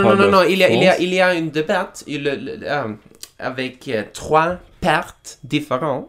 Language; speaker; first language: French; non-native, learner; English